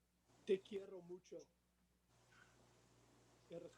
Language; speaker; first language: Spanish; non-native, learner; English